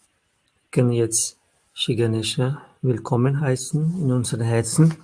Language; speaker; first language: German; non-native, fluent; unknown